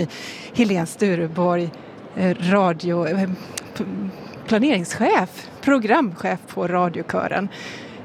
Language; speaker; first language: Swedish; native; Swedish